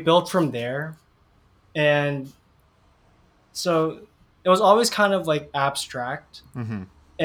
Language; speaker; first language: English; native; English